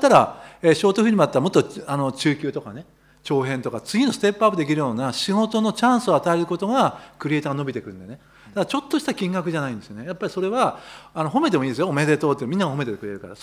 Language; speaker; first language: Japanese; native; Japanese